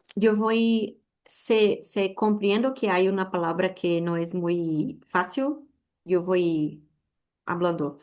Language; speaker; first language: Spanish; non-native, learner; Portuguese